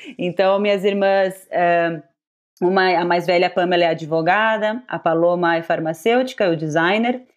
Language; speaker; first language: Portuguese; native; Portuguese